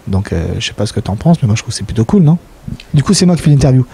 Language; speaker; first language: French; native; French